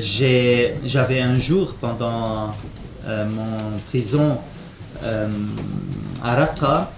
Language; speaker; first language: French; non-native, fluent; Arabic